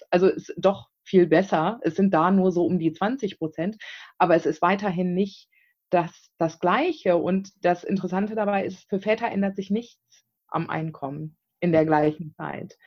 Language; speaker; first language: German; native; German